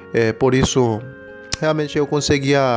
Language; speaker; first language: Portuguese; non-native, learner; Korean